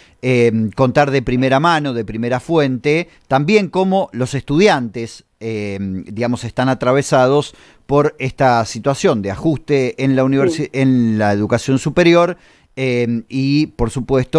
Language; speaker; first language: Spanish; native; Spanish